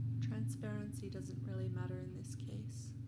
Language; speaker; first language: English; native; English